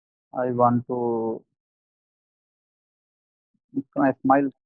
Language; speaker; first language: English; non-native, learner; Hindi